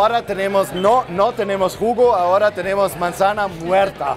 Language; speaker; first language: Spanish; non-native, fluent; German